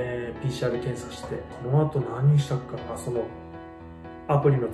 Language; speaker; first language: Japanese; native; Japanese